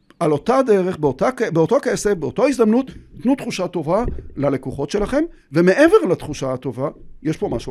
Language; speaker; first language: Hebrew; native; Hebrew